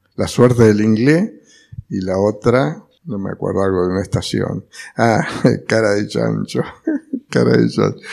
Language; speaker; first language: Spanish; early bilingual, other home language; Italian